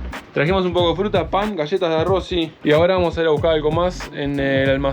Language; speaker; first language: Spanish; native; Spanish